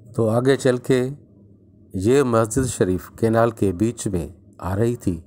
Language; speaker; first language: Urdu; non-native, local second language; Sindhi